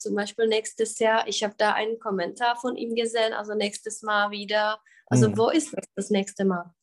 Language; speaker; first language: German; non-native, fluent; Czech